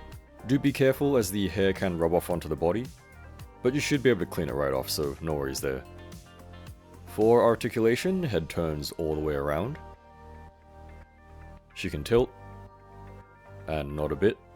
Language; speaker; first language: English; native; English